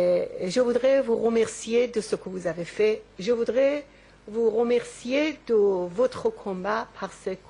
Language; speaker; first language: French; non-native, learner; Persian